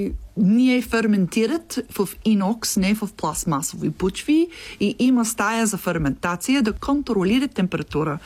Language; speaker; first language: Bulgarian; non-native, learner; English